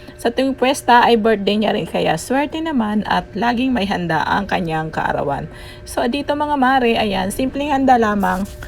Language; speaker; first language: Filipino; non-native, local second language; Bikol